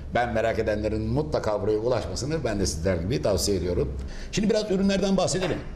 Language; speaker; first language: Turkish; native; Turkish